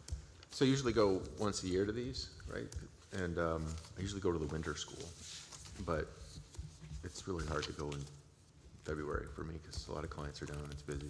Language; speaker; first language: English; native; English